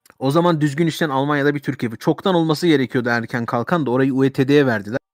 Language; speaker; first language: Turkish; early bilingual, heritage; Turkish